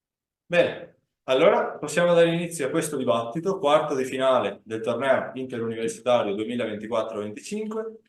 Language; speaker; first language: Italian; native; Italian